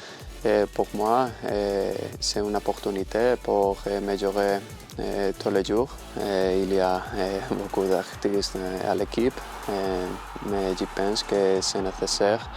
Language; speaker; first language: French; non-native, learner; Spanish